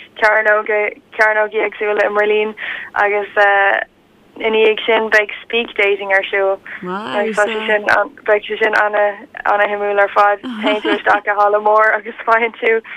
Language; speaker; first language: Irish; non-native, learner; German